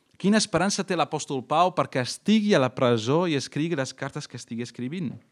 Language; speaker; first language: Catalan; non-native, fluent; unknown